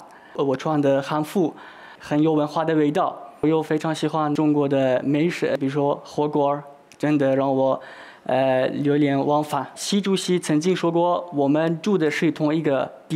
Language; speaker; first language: Chinese; non-native, learner; Persian